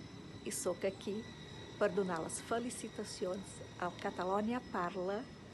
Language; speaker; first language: Catalan; non-native, fluent; Portuguese